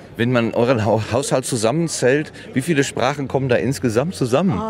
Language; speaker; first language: German; native; German